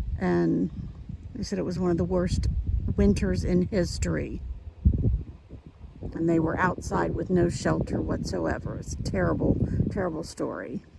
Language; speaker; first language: English; native; English